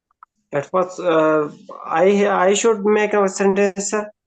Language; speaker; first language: English; non-native, learner; Persian